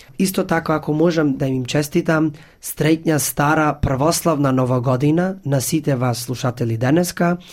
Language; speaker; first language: Macedonian; early bilingual, heritage; Macedonian